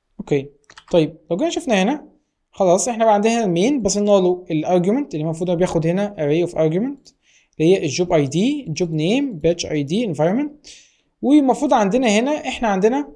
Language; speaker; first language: Arabic; native; Arabic